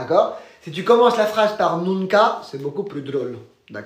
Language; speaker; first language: French; non-native, fluent; Spanish